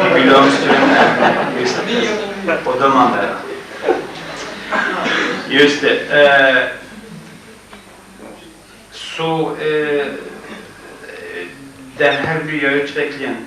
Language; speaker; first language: Swedish; non-native, fluent; Kurdish